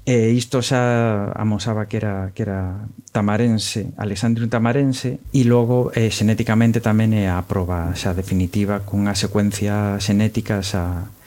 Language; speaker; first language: Galician; non-native, local second language; Spanish